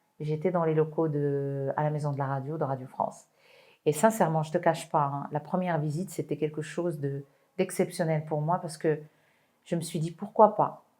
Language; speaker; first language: French; non-native, local second language; Arabic